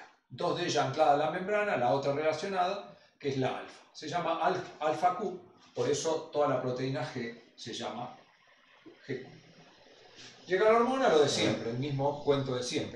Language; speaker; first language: Spanish; native; Spanish